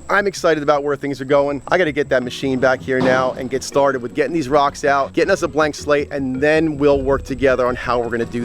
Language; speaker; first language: English; native; English